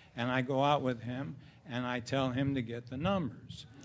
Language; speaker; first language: English; native; English